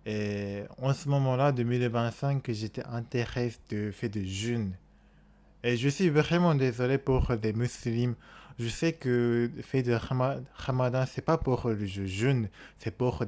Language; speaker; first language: French; non-native, learner; Japanese